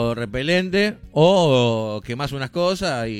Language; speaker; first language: Spanish; native; Spanish